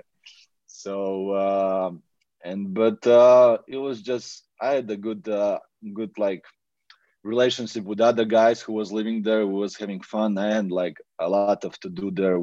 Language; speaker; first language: English; non-native, fluent; Latvian